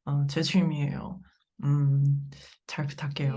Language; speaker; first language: Korean; non-native, learner; English